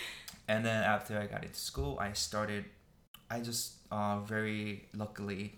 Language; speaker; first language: English; non-native, fluent; Korean